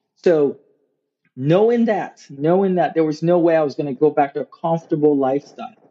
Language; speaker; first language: English; non-native, local second language; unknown